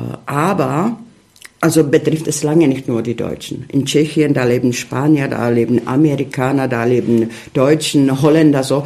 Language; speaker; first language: German; non-native, fluent; Czech